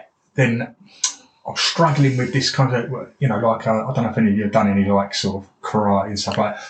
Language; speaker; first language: English; native; English